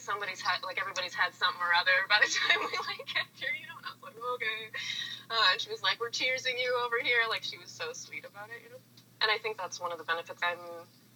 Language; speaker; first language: English; native; English